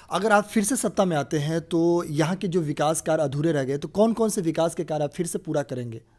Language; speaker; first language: Hindi; native; Hindi